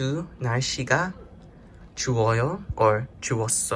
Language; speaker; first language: Korean; non-native, learner; English